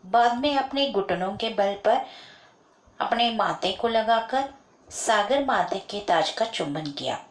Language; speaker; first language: Hindi; non-native, local second language; Kannada